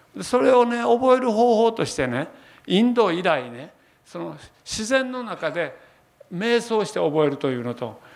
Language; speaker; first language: Japanese; native; Japanese